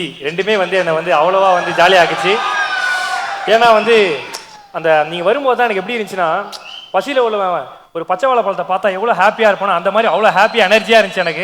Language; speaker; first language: Tamil; native; Tamil